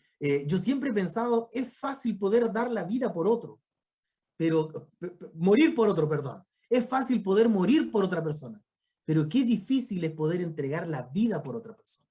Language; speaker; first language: Spanish; native; Spanish